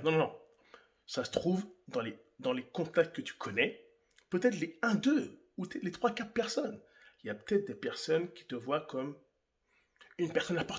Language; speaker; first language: French; native; French